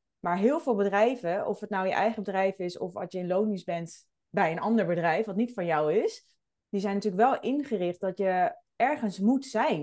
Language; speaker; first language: Dutch; native; Dutch